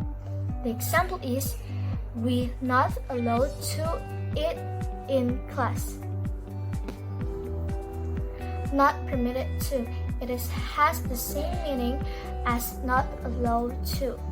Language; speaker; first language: English; non-native, learner; Indonesian